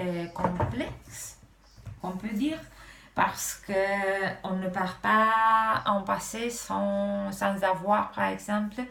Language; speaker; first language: French; non-native, fluent; Romanian